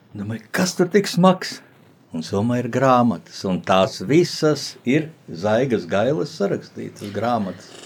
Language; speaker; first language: Latvian; native; Latvian